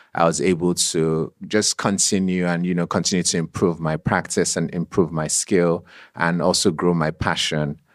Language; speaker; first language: English; non-native, local second language; Yoruba